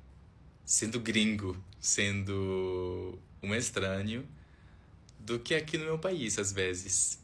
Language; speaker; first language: Portuguese; non-native, fluent; English